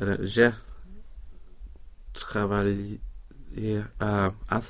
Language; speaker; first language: French; non-native, learner; Swedish